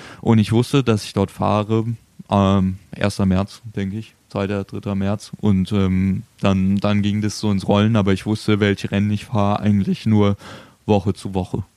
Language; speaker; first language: German; native; German